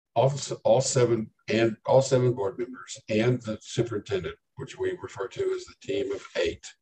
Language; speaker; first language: English; native; English